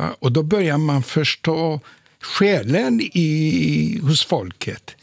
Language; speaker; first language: Swedish; non-native, fluent; Polish